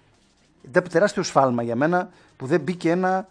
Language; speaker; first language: Greek; native; Greek